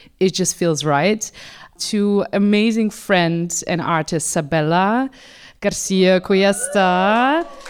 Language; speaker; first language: English; non-native, fluent; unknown